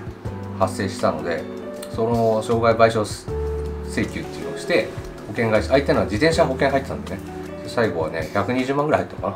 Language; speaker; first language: Japanese; native; Japanese